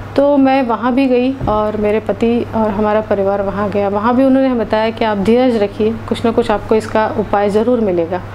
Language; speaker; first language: Hindi; non-native, local second language; Marathi